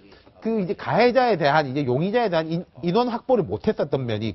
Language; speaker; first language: Korean; native; Korean